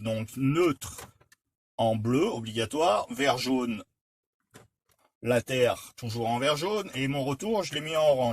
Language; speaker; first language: French; native; French